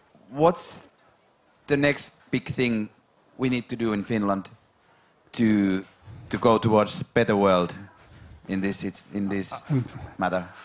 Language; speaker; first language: English; non-native, fluent; Finnish